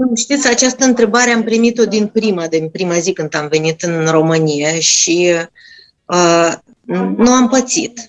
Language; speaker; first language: Romanian; non-native, fluent; Russian